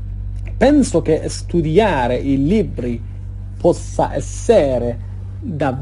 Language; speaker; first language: Italian; non-native, fluent; Persian